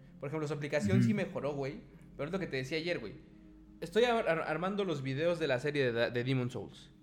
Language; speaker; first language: Spanish; native; Spanish